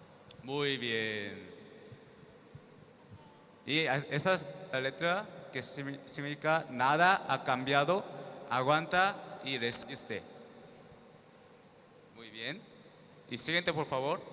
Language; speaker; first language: Spanish; non-native, learner; Korean